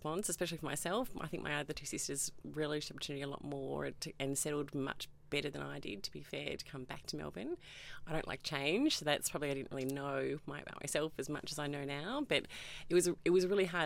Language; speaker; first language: English; native; English